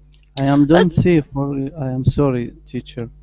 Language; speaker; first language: English; non-native, learner; Arabic